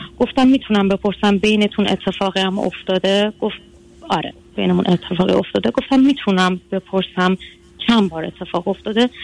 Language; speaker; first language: Persian; early bilingual, heritage; Persian